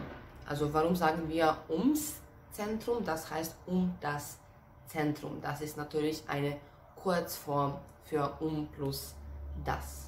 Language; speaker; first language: German; non-native, fluent; Serbian